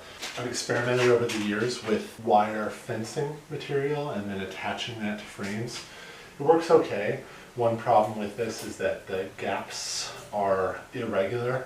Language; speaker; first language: English; native; English